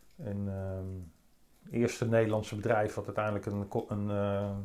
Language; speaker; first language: Dutch; native; Dutch